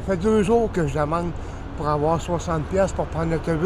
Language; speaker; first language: French; native; French